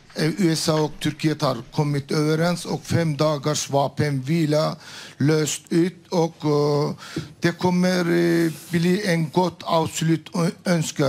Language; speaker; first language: Swedish; non-native, learner; Turkish